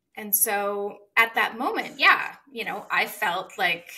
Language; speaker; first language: English; native; English